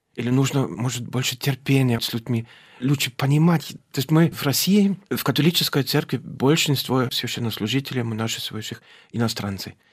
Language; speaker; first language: Russian; non-native, fluent; German